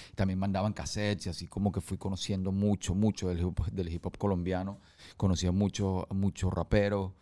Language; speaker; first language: Spanish; early bilingual, heritage; Spanish